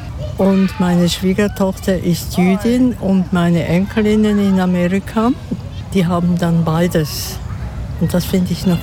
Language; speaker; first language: German; non-native, fluent; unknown